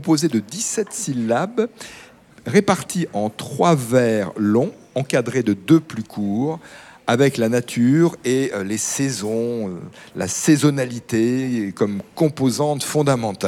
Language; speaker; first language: French; native; French